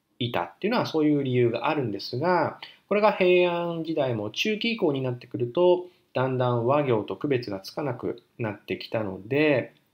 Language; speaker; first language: Japanese; native; Japanese